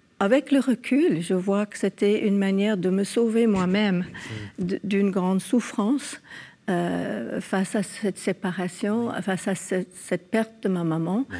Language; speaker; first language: French; non-native, fluent; English